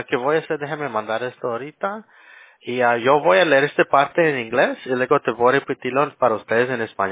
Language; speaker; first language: Spanish; early bilingual, heritage; English